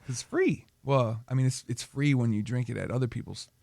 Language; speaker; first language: English; native; English